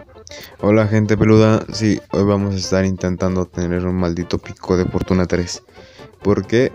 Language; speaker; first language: Spanish; native; Spanish